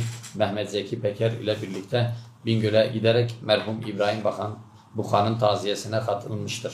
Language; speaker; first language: Turkish; native; Turkish